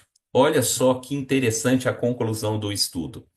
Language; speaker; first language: Portuguese; native; Portuguese